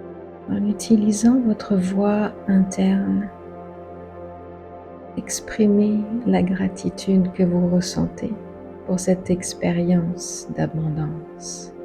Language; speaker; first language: French; native; French